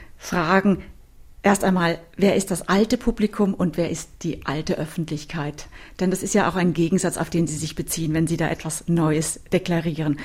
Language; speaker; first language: German; native; German